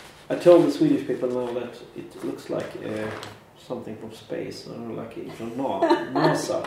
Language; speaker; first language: English; non-native, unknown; Swedish